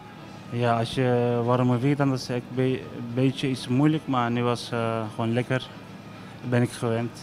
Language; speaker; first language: Dutch; non-native, learner; Turkish